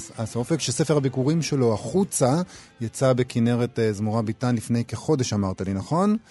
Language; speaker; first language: Hebrew; native; Hebrew